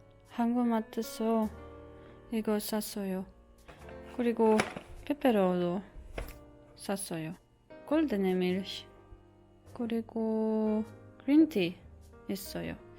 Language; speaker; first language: Korean; non-native, learner; Spanish